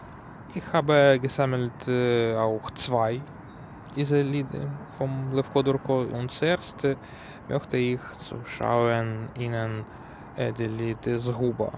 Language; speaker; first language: German; non-native, learner; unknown